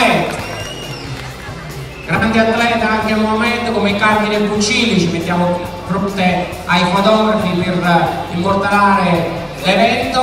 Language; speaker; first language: Italian; native; Italian